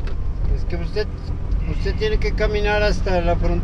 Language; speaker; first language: Spanish; native; Spanish